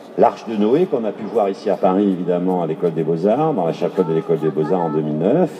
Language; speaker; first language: French; native; French